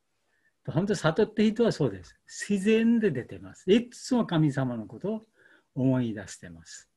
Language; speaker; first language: Japanese; non-native, fluent; Bangla